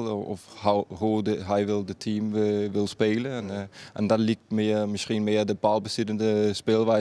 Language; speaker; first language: Dutch; non-native, fluent; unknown